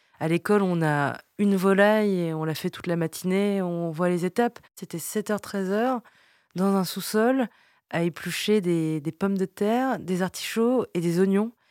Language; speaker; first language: French; early bilingual, other home language; Vietnamese